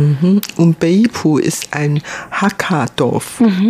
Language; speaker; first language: German; non-native, fluent; Hakka Chinese